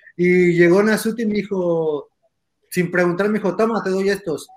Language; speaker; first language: Spanish; native; Spanish